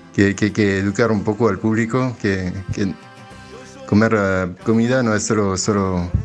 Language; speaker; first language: Spanish; non-native, fluent; French